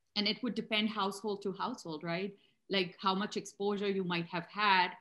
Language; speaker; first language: English; non-native, local second language; Urdu